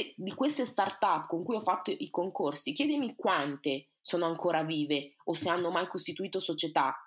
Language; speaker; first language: Italian; early bilingual, other home language; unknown